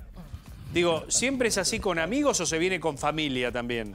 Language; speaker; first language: Spanish; native; Spanish